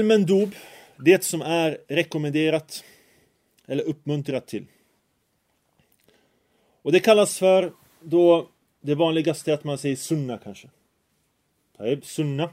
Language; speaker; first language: Swedish; early bilingual, other home language; Arabic